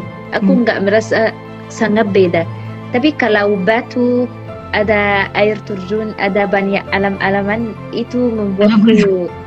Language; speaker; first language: Indonesian; non-native, fluent; Arabic